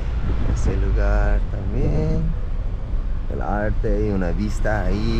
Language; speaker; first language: Spanish; non-native, fluent; English